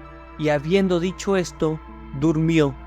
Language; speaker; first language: Spanish; native; Spanish